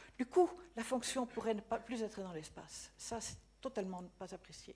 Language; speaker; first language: French; non-native, fluent; Dutch